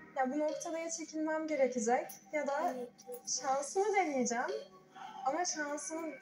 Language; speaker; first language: Turkish; early bilingual, heritage; Turkish